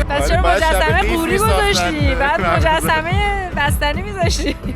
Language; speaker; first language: Persian; native; Persian